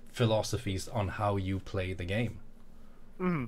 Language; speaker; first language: English; non-native, fluent; Swedish